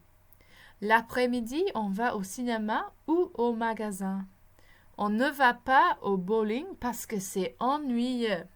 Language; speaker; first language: French; non-native, fluent; English